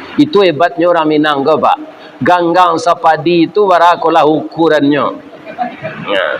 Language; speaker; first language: Malay; non-native, local second language; Minangkabau